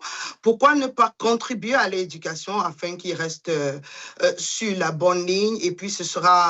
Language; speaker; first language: French; non-native, local second language; Duala